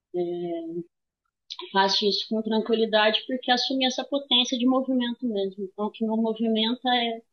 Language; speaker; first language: Portuguese; native; Portuguese